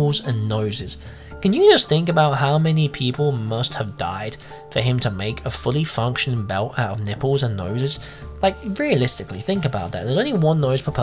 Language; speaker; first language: English; native; English